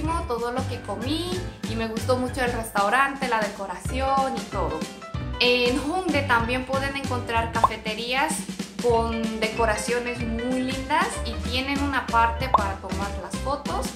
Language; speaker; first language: Spanish; non-native, fluent; Korean